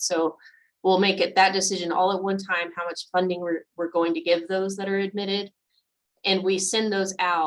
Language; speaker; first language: English; native; English